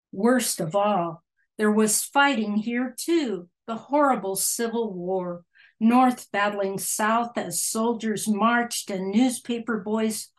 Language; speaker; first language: English; early bilingual, other home language; Spanish